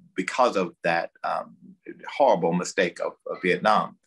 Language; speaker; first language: English; native; English